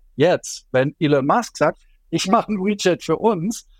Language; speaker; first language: German; native; German